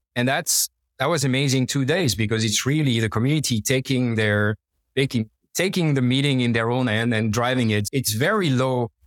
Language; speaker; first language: English; non-native, fluent; French